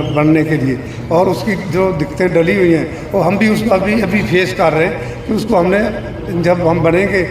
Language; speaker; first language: Hindi; non-native, local second language; Punjabi